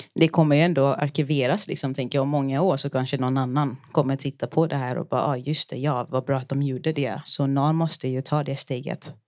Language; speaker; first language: Swedish; early bilingual, other home language; Yoruba